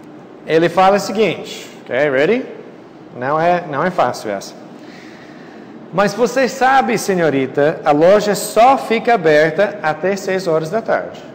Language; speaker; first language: Portuguese; non-native, fluent; English